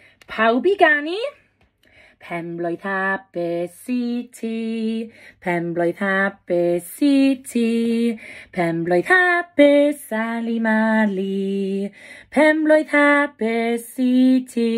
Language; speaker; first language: Welsh; non-native, local second language; English